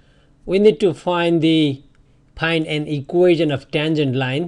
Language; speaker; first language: English; non-native, fluent; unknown